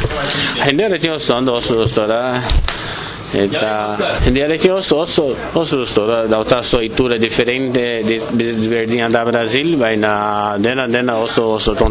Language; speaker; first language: Basque; non-native, learner; Portuguese